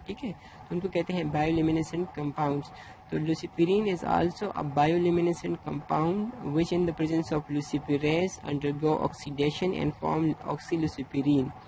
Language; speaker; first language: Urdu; non-native, local second language; Pashto